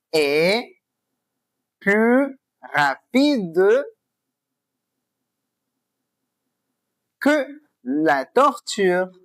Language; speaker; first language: French; non-native, fluent; Spanish